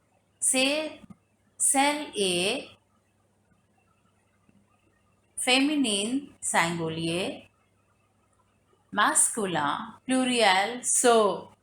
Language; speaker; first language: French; non-native, fluent; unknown